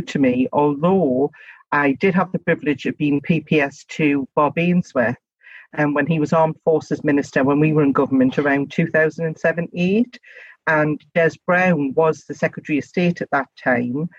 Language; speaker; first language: English; native; English